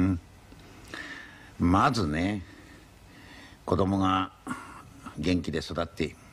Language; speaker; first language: Japanese; native; Japanese